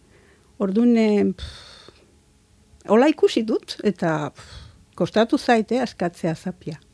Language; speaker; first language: Basque; non-native, local second language; Spanish